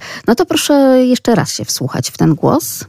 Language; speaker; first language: Polish; native; Polish